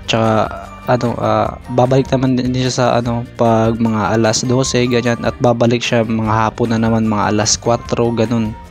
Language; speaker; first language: Filipino; non-native, local second language; Masbatenyo